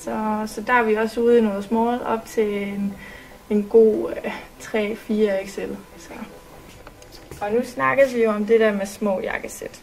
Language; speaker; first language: Danish; native; Danish